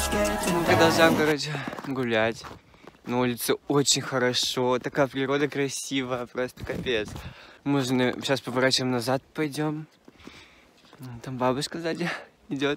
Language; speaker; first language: Russian; native; Russian